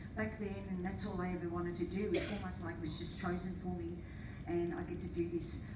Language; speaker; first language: English; native; English